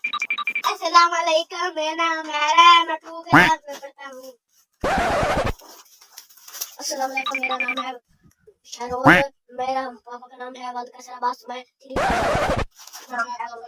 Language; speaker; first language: Hindi; non-native, local second language; Punjabi